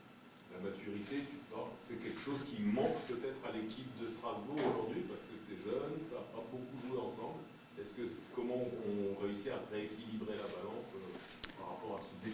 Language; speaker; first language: French; native; French